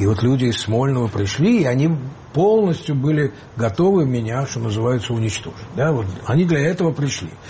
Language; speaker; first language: Russian; native; Russian